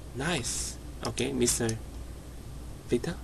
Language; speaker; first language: English; non-native, learner; Korean